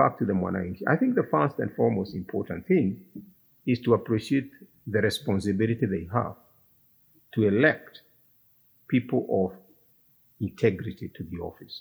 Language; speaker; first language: English; non-native, local second language; Kikuyu